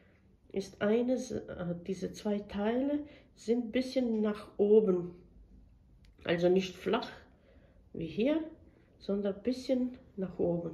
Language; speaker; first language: German; non-native, fluent; Bosnian